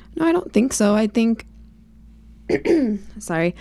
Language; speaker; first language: English; native; English